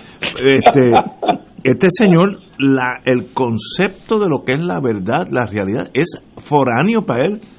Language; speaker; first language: Spanish; early bilingual, heritage; Spanish